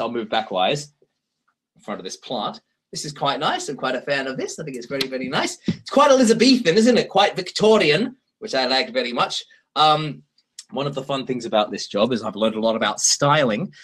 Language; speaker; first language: English; native; English